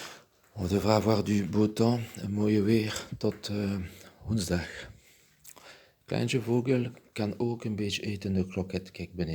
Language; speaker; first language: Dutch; non-native, learner; French